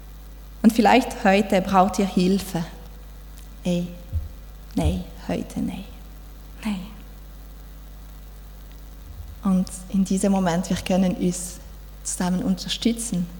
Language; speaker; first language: German; non-native, fluent; French